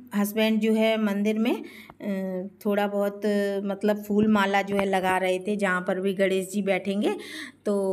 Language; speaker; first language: Hindi; native; Hindi